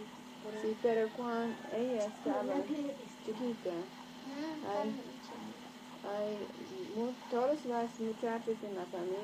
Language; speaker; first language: Spanish; non-native, learner; English